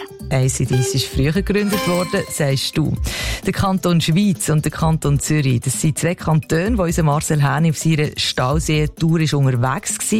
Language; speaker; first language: German; native; German